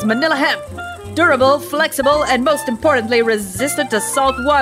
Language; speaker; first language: English; non-native, local second language; Filipino